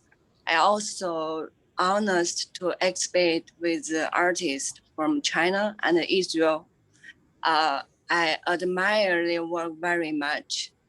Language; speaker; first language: English; non-native, fluent; Chinese